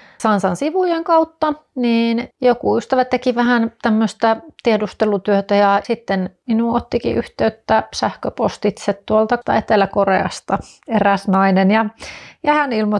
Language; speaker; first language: Finnish; native; Finnish